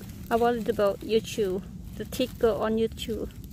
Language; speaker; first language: English; non-native, learner; Northeastern Thai